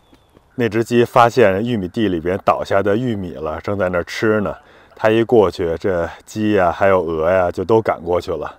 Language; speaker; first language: Chinese; native; Chinese